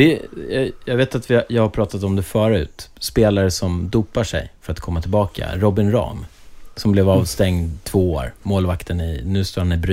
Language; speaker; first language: Swedish; native; Swedish